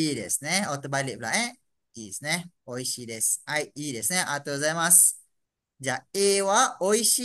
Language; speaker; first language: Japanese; non-native, fluent; Malay